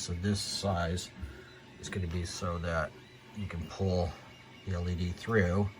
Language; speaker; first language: English; native; English